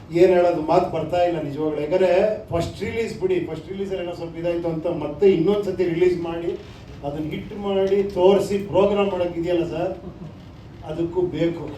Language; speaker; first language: Kannada; native; Kannada